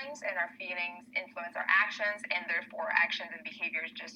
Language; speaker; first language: English; native; English